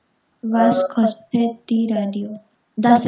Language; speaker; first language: German; non-native, learner; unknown